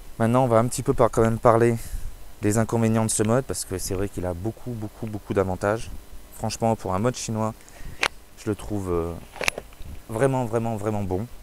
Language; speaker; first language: French; native; French